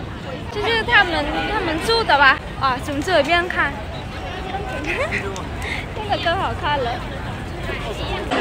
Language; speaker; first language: Chinese; non-native, fluent; Vietnamese